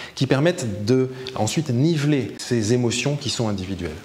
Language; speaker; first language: French; native; French